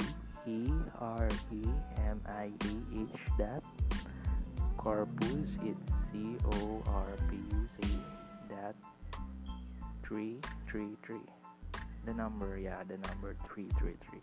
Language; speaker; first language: English; non-native, local second language; Filipino